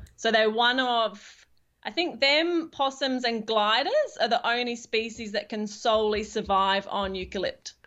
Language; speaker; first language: English; native; English